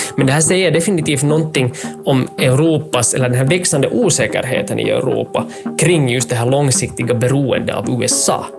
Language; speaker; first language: Swedish; native; Swedish